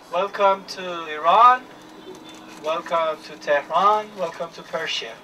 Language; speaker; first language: English; non-native, fluent; Persian